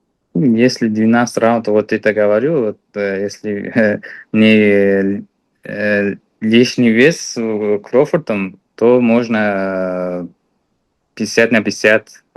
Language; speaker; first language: Russian; non-native, fluent; Uzbek